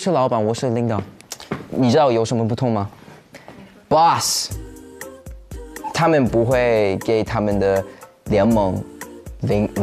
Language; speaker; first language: Chinese; non-native, fluent; English